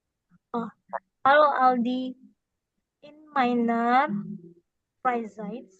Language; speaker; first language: German; non-native, learner; Indonesian